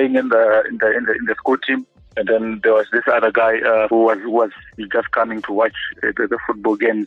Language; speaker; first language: English; non-native, local second language; Shona